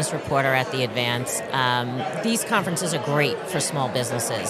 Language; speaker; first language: English; native; English